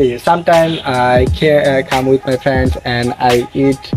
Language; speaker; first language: English; non-native, learner; Bangla